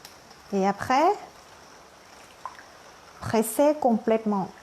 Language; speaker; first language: French; non-native, learner; Thai